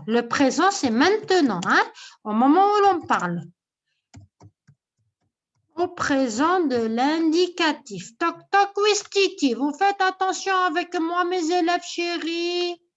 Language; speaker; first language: French; non-native, local second language; Arabic